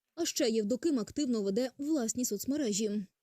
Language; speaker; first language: Ukrainian; native; Ukrainian